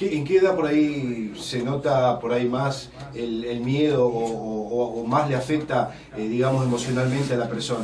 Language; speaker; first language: Spanish; native; Spanish